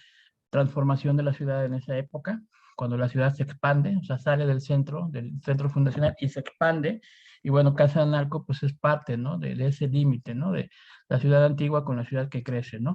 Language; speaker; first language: Spanish; native; Spanish